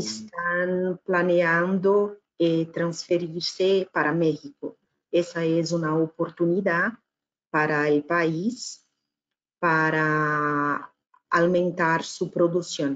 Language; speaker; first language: Spanish; non-native, fluent; Portuguese